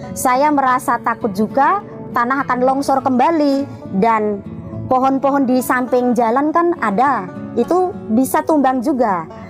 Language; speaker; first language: Indonesian; native; Indonesian